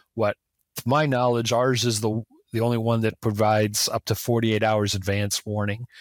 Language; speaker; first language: English; native; English